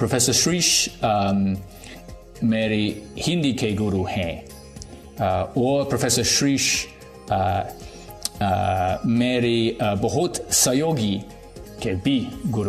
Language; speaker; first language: Hindi; non-native, learner; English